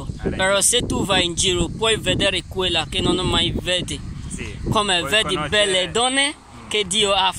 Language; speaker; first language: Italian; non-native, learner; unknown